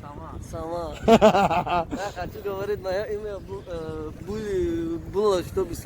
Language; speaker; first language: Russian; non-native, learner; Tajik